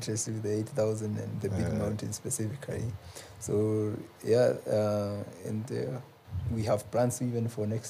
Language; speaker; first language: English; non-native, local second language; Kikuyu